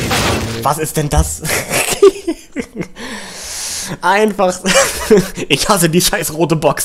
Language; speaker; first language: German; native; German